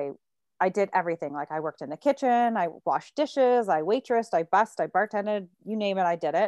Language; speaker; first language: English; native; English